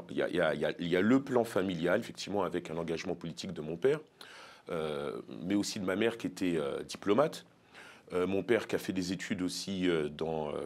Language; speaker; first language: French; native; French